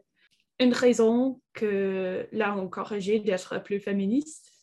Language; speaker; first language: French; non-native, learner; English